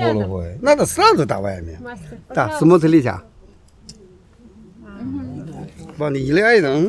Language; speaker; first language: Russian; non-native, learner; Chinese